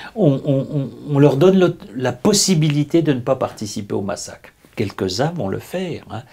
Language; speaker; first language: French; native; French